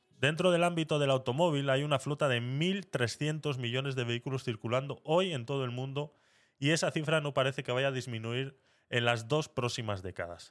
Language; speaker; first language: Spanish; native; Spanish